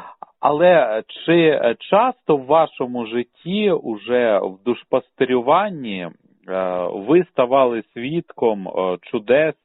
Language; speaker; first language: Ukrainian; native; Ukrainian